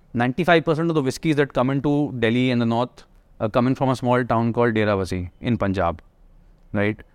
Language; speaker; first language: English; non-native, local second language; Hindi